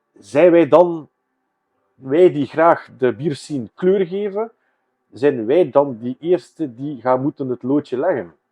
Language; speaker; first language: Dutch; native; Dutch